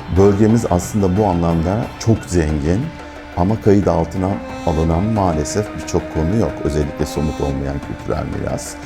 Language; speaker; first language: Turkish; non-native, local second language; Arabic